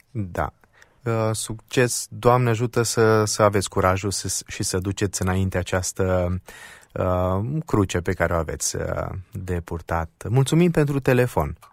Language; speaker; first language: Romanian; native; Romanian